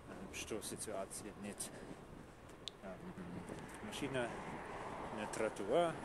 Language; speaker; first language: Russian; non-native, learner; English